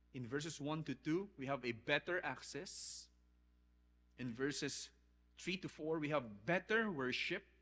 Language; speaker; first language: English; non-native, local second language; Filipino